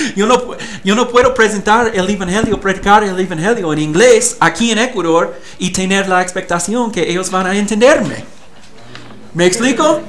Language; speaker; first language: Spanish; non-native, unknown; English